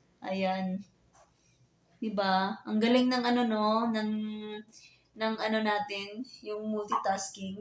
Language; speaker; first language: Filipino; native; Filipino